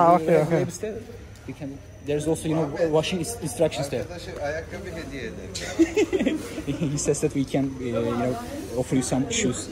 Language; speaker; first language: English; non-native, fluent; Turkish